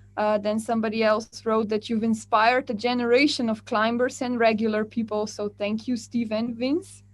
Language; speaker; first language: English; non-native, fluent; Slovenian